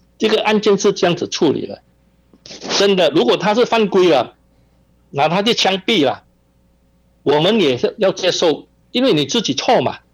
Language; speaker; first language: Chinese; non-native, local second language; Min Nan Chinese